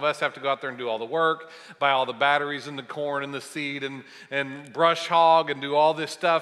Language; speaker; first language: English; native; English